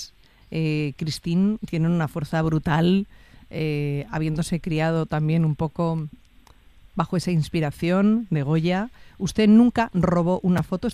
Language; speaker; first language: Spanish; native; Spanish